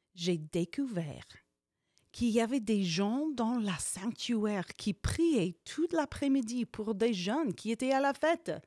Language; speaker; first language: French; non-native, fluent; English